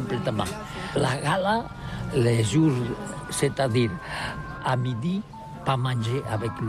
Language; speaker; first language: French; non-native, learner; Catalan